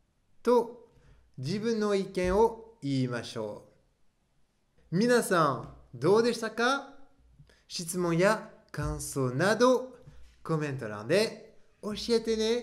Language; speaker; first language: Japanese; non-native, fluent; French